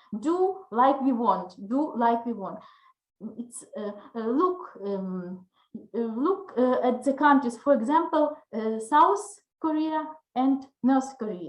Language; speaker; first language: English; non-native, learner; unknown